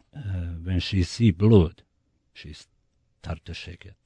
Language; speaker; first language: English; non-native, learner; Bosnian